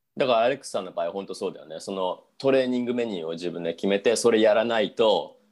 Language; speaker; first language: Japanese; native; Japanese